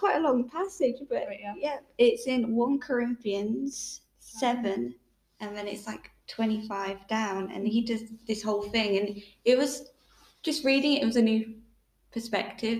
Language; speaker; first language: English; native; English